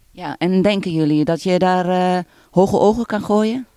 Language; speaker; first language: Dutch; native; Dutch